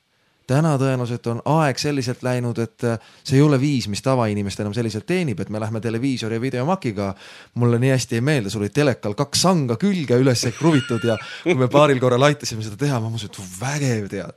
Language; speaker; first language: Estonian; native; Estonian